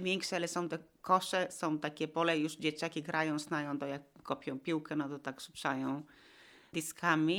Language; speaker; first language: Polish; non-native, fluent; Finnish